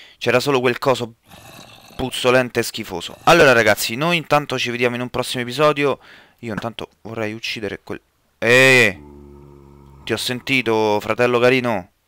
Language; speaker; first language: Italian; native; Italian